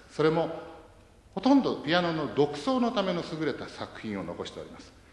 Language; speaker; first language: Japanese; native; Japanese